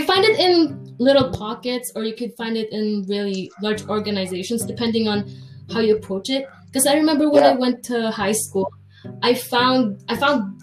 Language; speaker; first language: English; non-native, local second language; Filipino